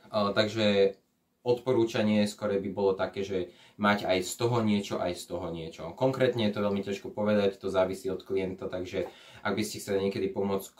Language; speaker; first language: Slovak; native; Slovak